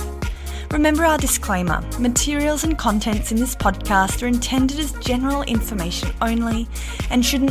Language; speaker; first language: English; native; English